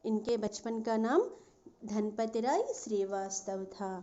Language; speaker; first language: Hindi; non-native, local second language; Telugu